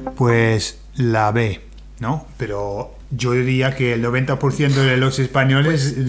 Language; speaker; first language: Spanish; non-native, fluent; English